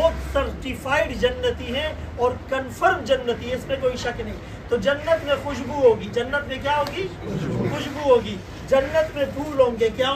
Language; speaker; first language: Urdu; native; Urdu